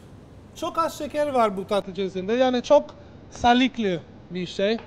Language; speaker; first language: Turkish; non-native, learner; Italian